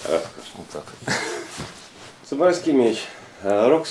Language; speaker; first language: Russian; native; Russian